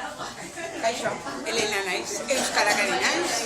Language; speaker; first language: Basque; non-native, local second language; Spanish